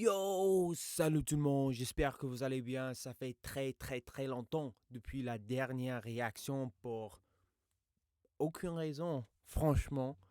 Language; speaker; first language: French; non-native, fluent; English